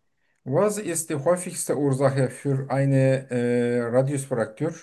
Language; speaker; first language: German; non-native, learner; Turkish